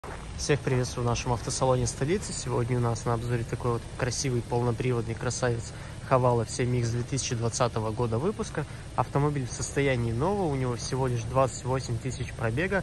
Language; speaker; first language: Russian; native; Russian